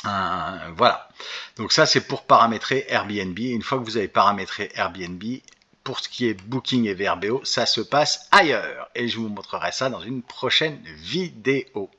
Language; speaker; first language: French; native; French